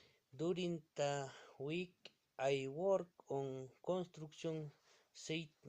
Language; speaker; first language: English; non-native, learner; Spanish